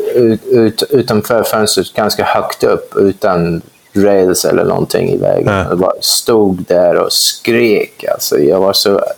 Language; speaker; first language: Swedish; non-native, fluent; English